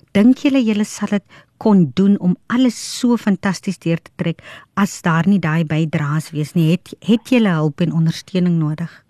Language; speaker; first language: Afrikaans; native; Afrikaans